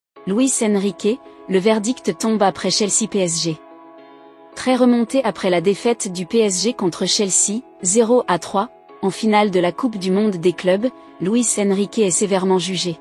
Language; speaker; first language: French; native; French